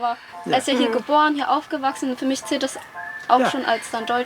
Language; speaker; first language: German; native; German